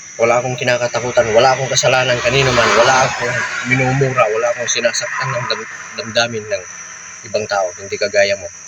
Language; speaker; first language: Filipino; non-native, local second language; Cebuano